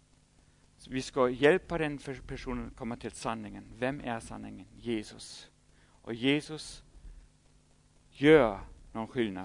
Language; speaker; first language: Swedish; non-native, fluent; German